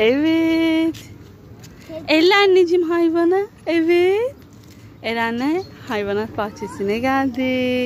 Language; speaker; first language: Turkish; native; Turkish